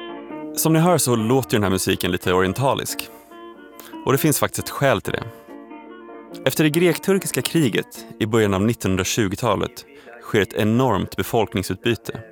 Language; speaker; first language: Swedish; native; Swedish